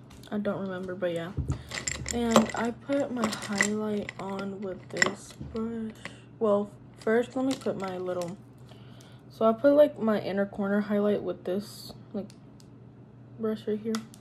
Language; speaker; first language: English; early bilingual, other home language; Spanish